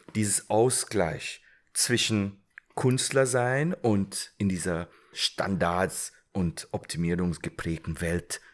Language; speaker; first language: German; non-native, fluent; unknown